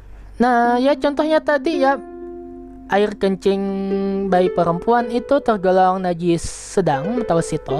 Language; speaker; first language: Indonesian; native; Indonesian